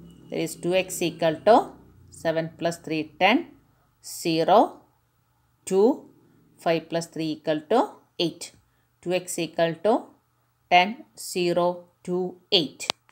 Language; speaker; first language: English; non-native, local second language; Malayalam